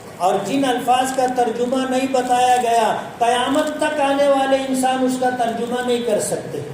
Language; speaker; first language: Urdu; native; Urdu